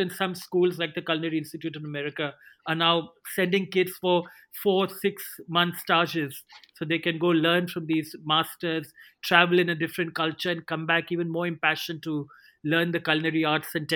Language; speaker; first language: English; non-native, local second language; Hindi